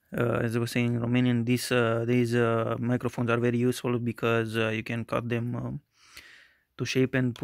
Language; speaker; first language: English; non-native, fluent; Romanian